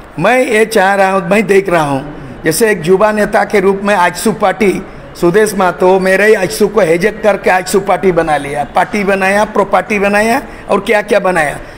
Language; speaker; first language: Hindi; non-native, local second language; Santali